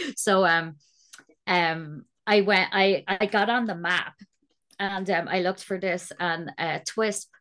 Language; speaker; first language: English; native; English